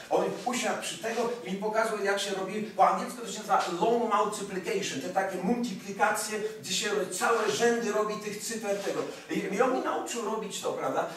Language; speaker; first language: Polish; early bilingual, heritage; Polish